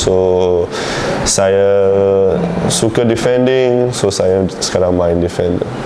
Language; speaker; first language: Indonesian; non-native, learner; English